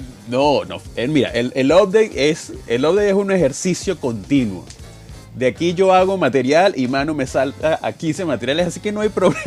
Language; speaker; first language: Spanish; native; Spanish